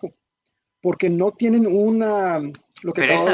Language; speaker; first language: Spanish; early bilingual, heritage; Spanish